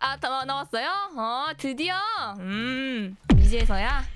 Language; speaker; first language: Korean; non-native, fluent; Japanese